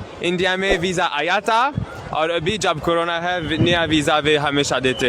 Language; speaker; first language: Hindi; non-native, learner; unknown